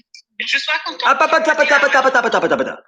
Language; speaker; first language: French; non-native, learner; English